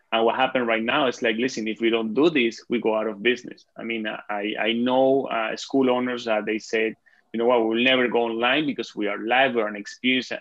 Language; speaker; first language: English; non-native, fluent; Spanish